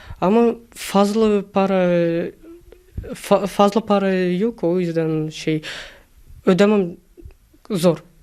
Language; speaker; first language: Turkish; early bilingual, other home language; Kazakh